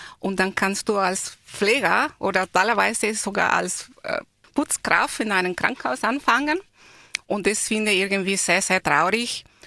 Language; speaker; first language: German; non-native, fluent; Spanish